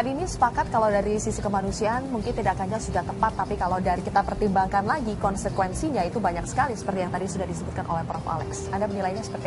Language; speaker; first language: Indonesian; native; Indonesian